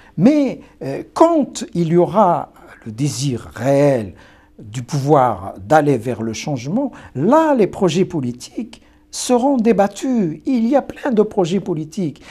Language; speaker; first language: French; non-native, local second language; Kabyle